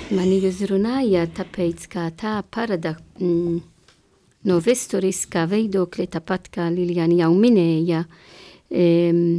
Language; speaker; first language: Latvian; non-native, learner; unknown